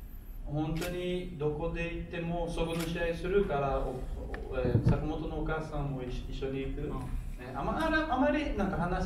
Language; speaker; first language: Japanese; non-native, learner; Portuguese